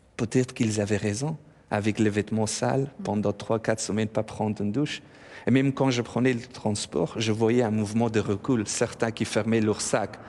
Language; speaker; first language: French; non-native, fluent; Persian